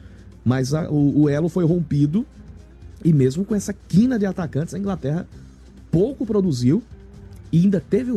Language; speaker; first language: Portuguese; native; Portuguese